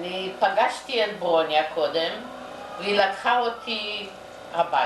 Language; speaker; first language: Hebrew; non-native, fluent; Yiddish